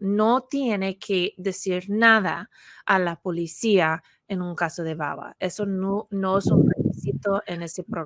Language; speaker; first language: Spanish; non-native, fluent; English